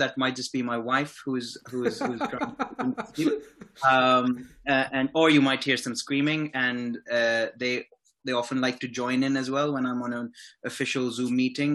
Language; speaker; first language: English; non-native, local second language; Urdu